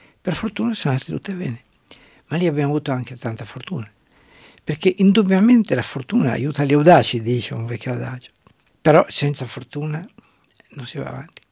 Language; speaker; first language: Italian; non-native, local second language; German